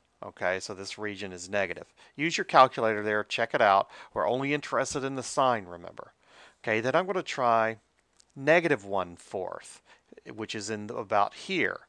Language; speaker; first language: English; native; English